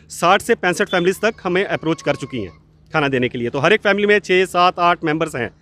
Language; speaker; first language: Hindi; non-native, local second language; Punjabi